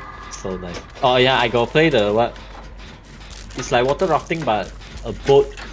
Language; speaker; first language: English; non-native, local second language; Chinese